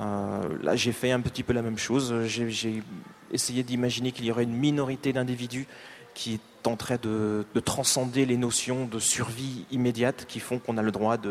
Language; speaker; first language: French; native; French